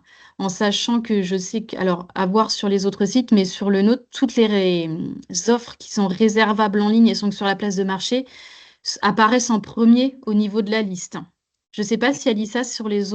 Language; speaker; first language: French; native; French